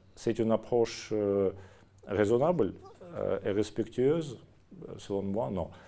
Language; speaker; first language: French; non-native, fluent; Russian